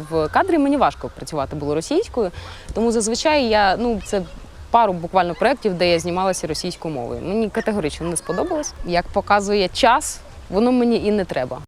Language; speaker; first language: Ukrainian; native; Ukrainian